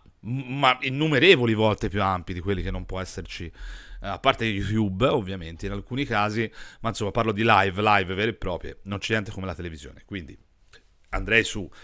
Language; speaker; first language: Italian; native; Italian